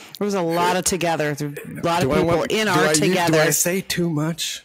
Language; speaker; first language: English; native; English